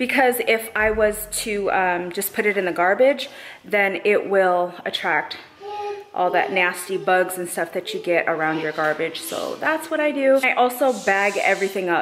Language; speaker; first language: English; native; English